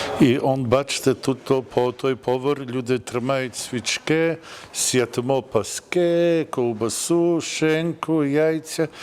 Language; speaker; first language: Ukrainian; early bilingual, heritage; Ukrainian